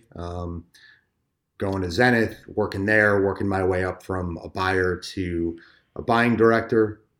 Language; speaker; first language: English; native; English